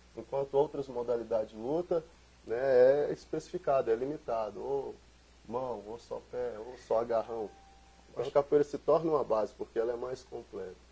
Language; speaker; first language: Portuguese; native; Portuguese